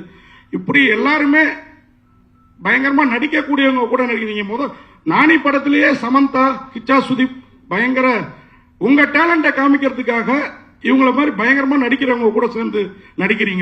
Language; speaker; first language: Tamil; native; Tamil